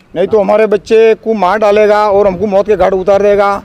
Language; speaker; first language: Hindi; native; Hindi